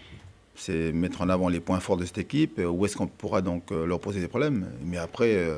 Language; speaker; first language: French; native; French